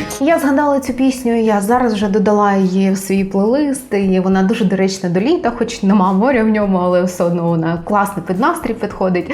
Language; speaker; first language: Ukrainian; native; Ukrainian